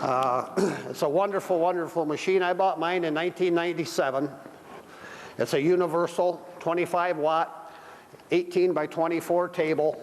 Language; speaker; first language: English; native; English